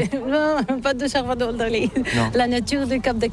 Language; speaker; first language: French; non-native, learner; Bulgarian